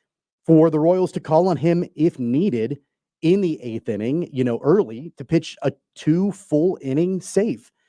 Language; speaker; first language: English; native; English